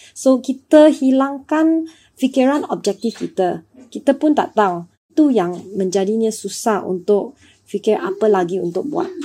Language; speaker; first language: Malay; non-native, local second language; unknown